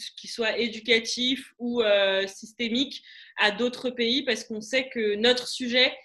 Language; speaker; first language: French; non-native, local second language; Arabic